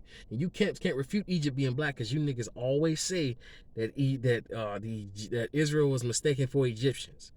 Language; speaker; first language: English; native; English